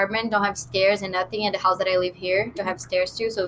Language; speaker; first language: English; non-native, learner; Portuguese